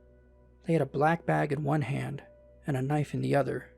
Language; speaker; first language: English; native; English